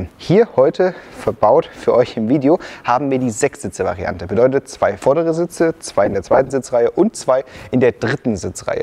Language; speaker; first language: German; native; German